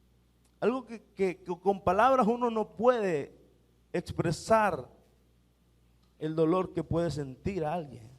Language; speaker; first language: Spanish; native; Spanish